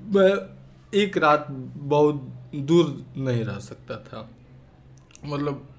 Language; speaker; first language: Hindi; native; Hindi